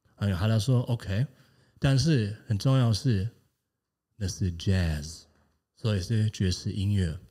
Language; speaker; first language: Chinese; non-native, fluent; German